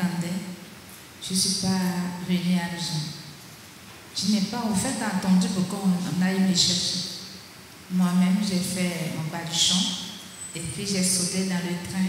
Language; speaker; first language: French; non-native, local second language; Baoulé